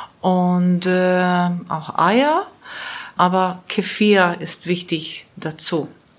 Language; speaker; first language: German; non-native, learner; Latvian